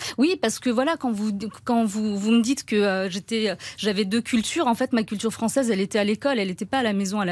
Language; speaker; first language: French; early bilingual, other home language; Turkish